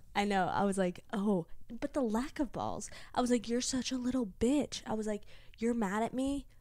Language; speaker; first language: English; native; English